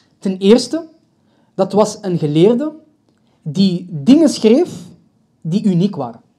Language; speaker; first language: Dutch; early bilingual, other home language; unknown